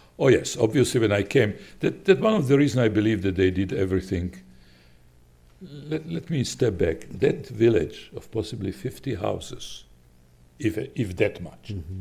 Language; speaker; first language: English; non-native, fluent; Slovak